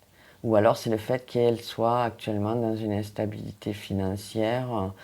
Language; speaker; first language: French; native; French